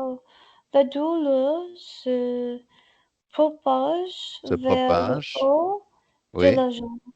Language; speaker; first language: French; non-native, learner; English